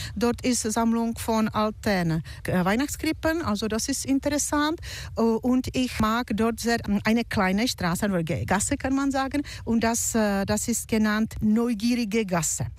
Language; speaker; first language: German; non-native, fluent; Czech